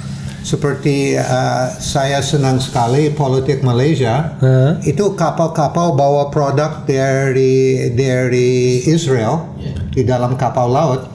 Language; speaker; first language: Indonesian; non-native, fluent; English